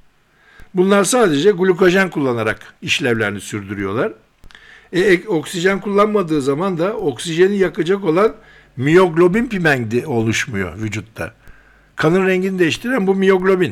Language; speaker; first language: Turkish; native; Turkish